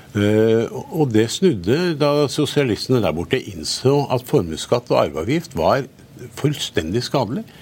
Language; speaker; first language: Norwegian; early bilingual, other home language; German